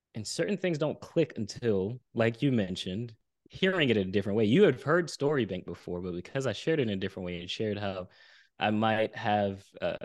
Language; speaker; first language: English; early bilingual, other home language; Haitian Creole